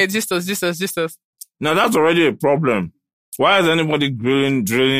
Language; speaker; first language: English; non-native, local second language; Igbo